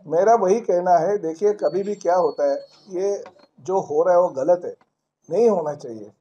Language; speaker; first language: Hindi; non-native, local second language; Marathi